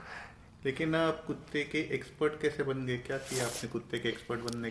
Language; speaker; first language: Hindi; native; Hindi